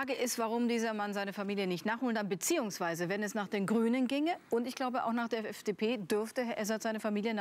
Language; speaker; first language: German; native; German